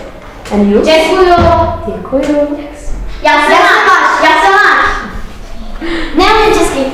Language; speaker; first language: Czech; non-native, learner; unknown